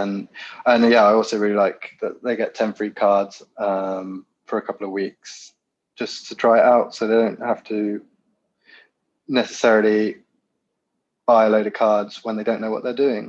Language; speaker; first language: English; native; English